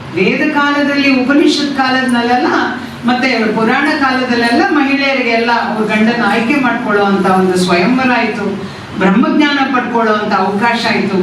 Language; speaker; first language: Kannada; non-native, local second language; Tamil